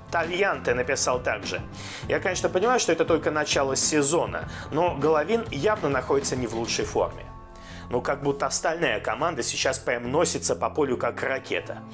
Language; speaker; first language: Russian; native; Russian